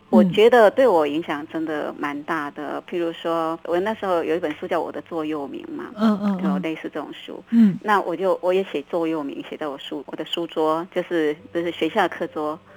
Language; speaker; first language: Chinese; non-native, local second language; Min Nan Chinese